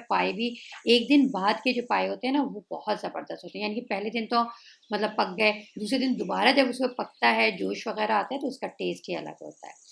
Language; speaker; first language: Urdu; native; Urdu